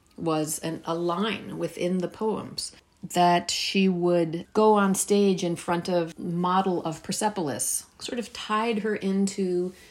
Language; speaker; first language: English; early bilingual, heritage; Persian